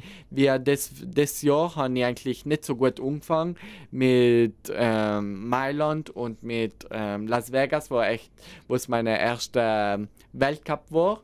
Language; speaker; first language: German; non-native, local second language; Italian